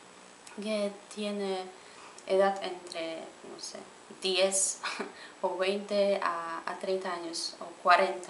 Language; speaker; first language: Spanish; non-native, fluent; Polish